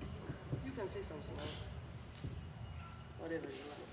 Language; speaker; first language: English; non-native, fluent; Slovenian